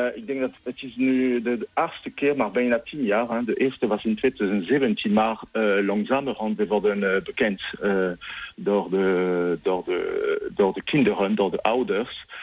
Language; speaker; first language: Dutch; non-native, fluent; French